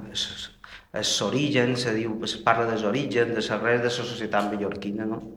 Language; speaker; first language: Catalan; native; Catalan